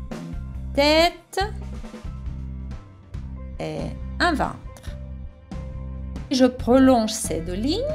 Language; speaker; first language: French; non-native, fluent; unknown